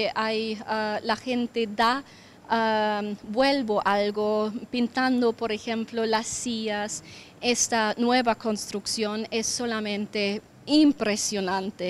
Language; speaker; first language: Spanish; non-native, fluent; English